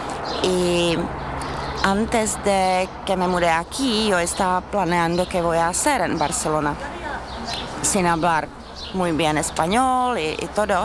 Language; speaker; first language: Spanish; non-native, learner; Czech